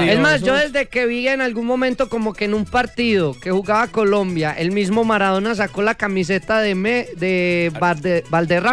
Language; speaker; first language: Spanish; native; Spanish